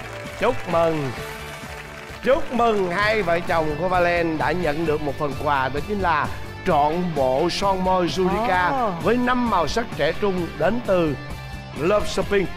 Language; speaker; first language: Vietnamese; native; Vietnamese